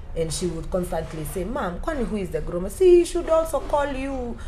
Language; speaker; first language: English; non-native, local second language; Swahili